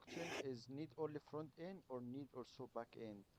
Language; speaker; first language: English; non-native, learner; Arabic